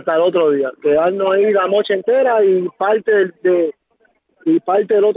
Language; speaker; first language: Spanish; native; Spanish